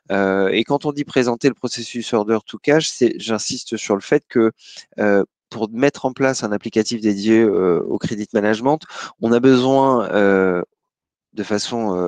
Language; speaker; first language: French; native; French